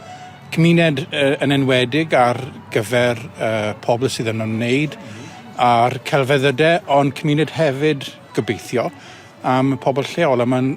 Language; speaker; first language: Welsh; native; Welsh